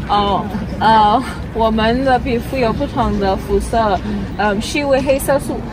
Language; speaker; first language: Chinese; non-native, fluent; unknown